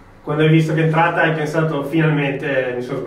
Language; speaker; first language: Italian; native; Italian